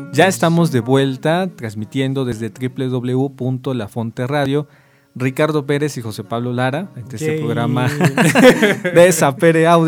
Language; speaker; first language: Spanish; native; Spanish